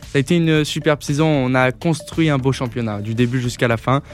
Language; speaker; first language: French; native; French